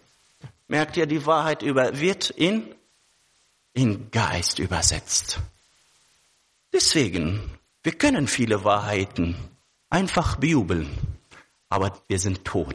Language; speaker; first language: German; non-native, fluent; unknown